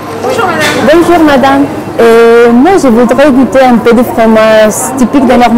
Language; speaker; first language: French; non-native, learner; Spanish